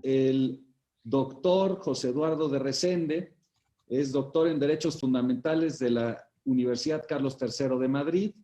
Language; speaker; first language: Spanish; native; Spanish